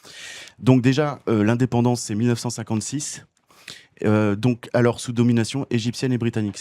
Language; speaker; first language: French; native; French